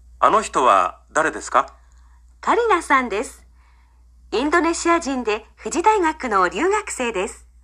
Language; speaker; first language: Japanese; non-native, fluent; Indonesian